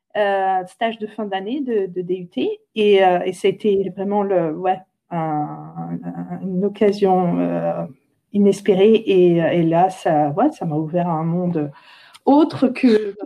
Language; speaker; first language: French; native; French